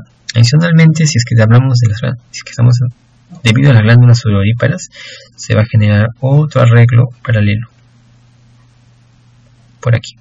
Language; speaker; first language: Spanish; native; Spanish